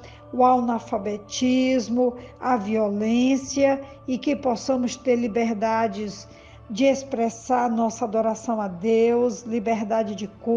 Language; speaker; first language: Portuguese; native; Portuguese